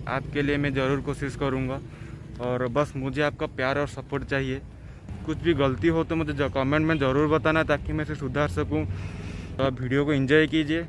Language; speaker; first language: Hindi; non-native, local second language; Odia